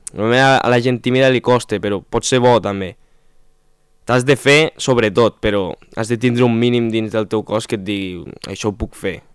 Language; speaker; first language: Catalan; non-native, local second language; Spanish